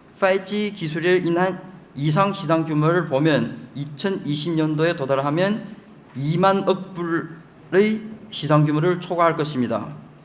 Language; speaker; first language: Korean; early bilingual, heritage; Chinese